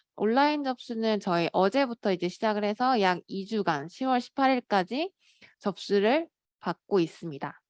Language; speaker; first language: Korean; native; Korean